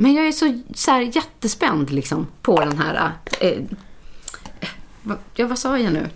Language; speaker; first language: Swedish; native; Swedish